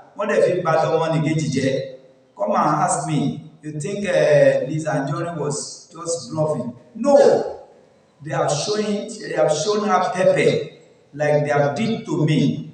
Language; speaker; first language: English; non-native, local second language; Yoruba